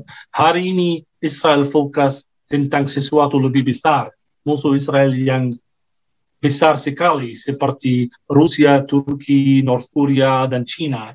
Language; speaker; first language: Indonesian; non-native, fluent; Arabic